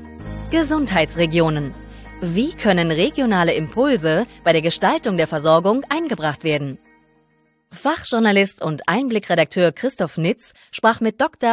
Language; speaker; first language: German; native; German